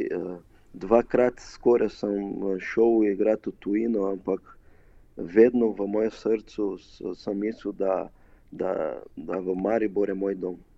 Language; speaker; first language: Slovenian; non-native, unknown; Portuguese